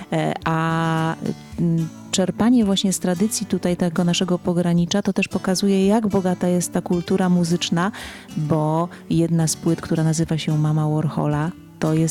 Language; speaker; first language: Polish; native; Polish